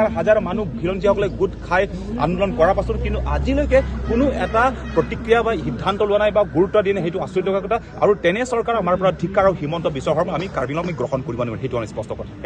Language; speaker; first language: Assamese; non-native, local second language; Karbi